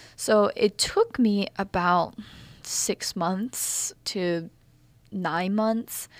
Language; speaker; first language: English; early bilingual, other home language; Chinese